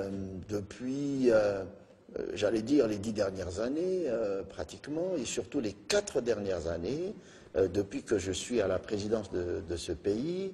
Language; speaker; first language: French; non-native, local second language; Malagasy